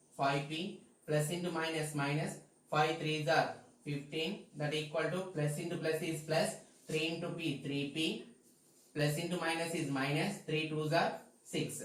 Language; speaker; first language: English; non-native, local second language; Telugu